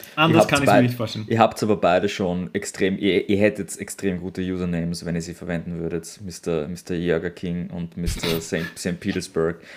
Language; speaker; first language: German; native; German